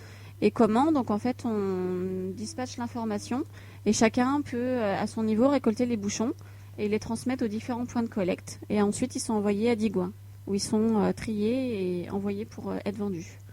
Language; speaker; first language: French; native; French